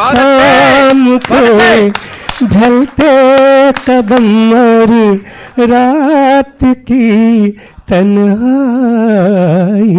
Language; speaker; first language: Hindi; native; Hindi